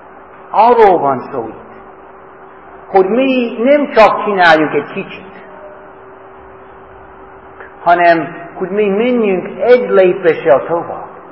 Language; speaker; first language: Hungarian; non-native, fluent; English